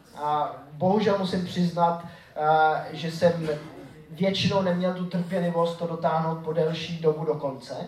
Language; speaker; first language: Czech; native; Czech